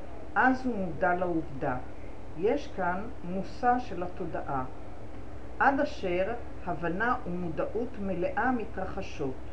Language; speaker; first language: Hebrew; native; Hebrew